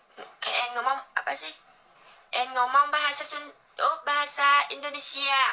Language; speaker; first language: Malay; non-native, learner; Vietnamese